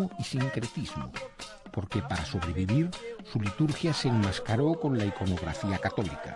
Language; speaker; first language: Spanish; native; Spanish